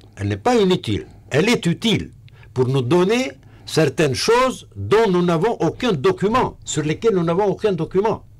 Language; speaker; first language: French; non-native, local second language; Arabic